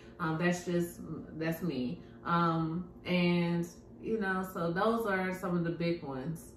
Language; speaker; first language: English; native; English